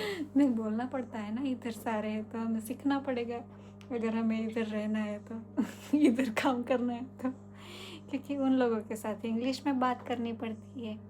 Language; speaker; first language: Hindi; non-native, local second language; Gujarati